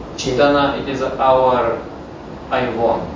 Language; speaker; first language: English; non-native, learner; Russian